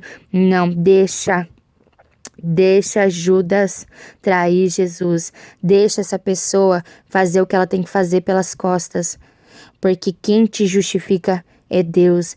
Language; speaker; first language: Portuguese; native; Portuguese